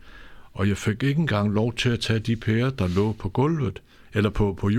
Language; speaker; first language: Danish; native; Danish